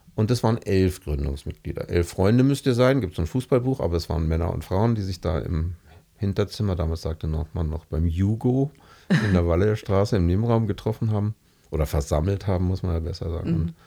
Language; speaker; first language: German; native; German